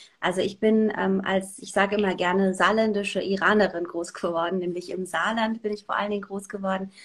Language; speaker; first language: German; early bilingual, other home language; Persian